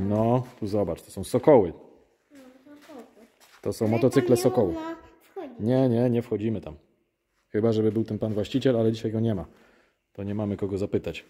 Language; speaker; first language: Polish; native; Polish